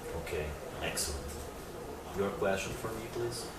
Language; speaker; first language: English; non-native, fluent; Portuguese